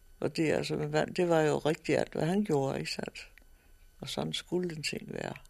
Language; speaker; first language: Danish; native; Danish